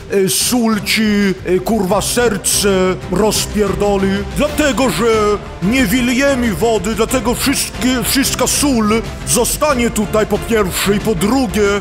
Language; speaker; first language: Polish; early bilingual, heritage; Polish